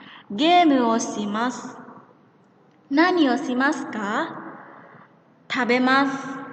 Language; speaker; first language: Japanese; non-native, fluent; Indonesian